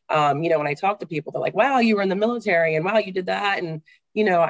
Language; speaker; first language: English; native; English